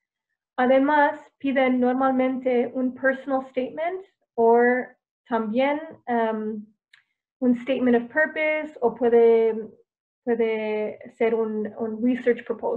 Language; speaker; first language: Spanish; non-native, fluent; English